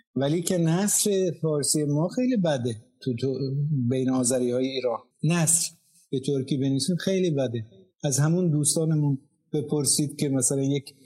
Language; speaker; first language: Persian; non-native, local second language; Azerbaijani